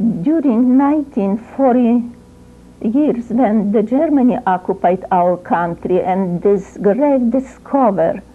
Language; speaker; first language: English; non-native, learner; Ukrainian